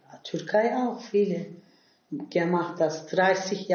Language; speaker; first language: German; early bilingual, other home language; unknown